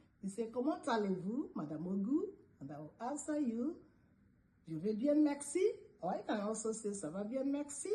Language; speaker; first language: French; non-native, fluent; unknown